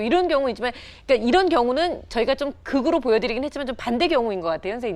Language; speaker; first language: Korean; native; Korean